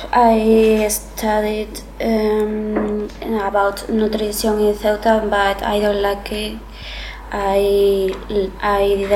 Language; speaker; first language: English; non-native, learner; Spanish